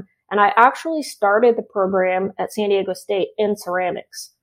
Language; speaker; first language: English; native; English